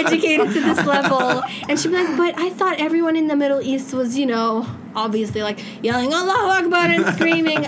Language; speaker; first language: English; native; English